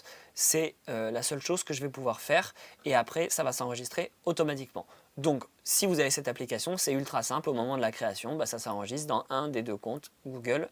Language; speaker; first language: French; native; French